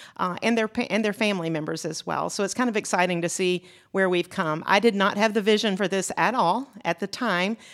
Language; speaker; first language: English; native; English